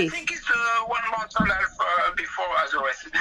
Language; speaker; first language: English; non-native, learner; French